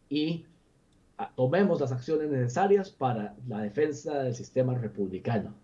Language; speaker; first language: Spanish; native; Spanish